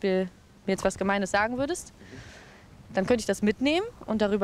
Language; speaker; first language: German; native; German